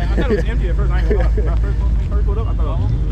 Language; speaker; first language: English; native; English